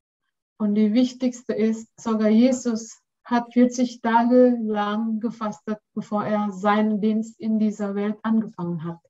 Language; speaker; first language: German; non-native, learner; Indonesian